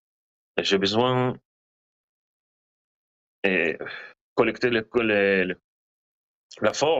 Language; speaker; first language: French; non-native, learner; Hebrew